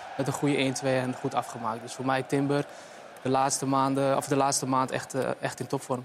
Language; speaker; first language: Dutch; early bilingual, other home language; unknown